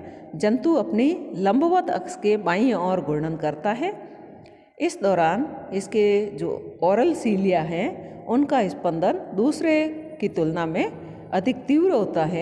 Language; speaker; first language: Hindi; native; Hindi